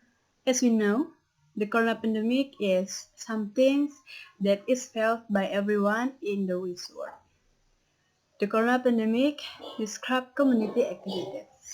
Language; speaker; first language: English; non-native, learner; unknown